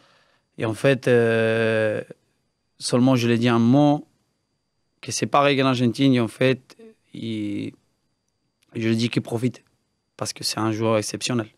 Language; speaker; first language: French; non-native, learner; Spanish